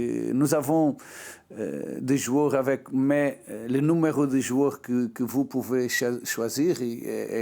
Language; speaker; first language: French; non-native, learner; Portuguese